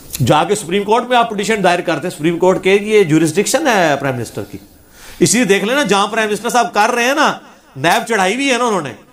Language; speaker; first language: Urdu; non-native, local second language; Punjabi